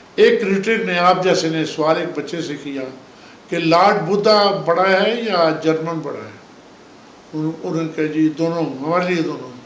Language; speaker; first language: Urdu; non-native, local second language; Punjabi